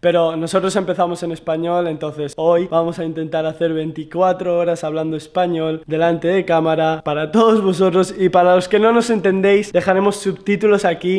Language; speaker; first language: Spanish; native; Spanish